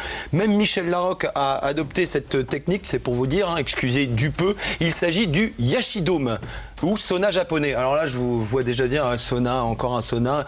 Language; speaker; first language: French; native; French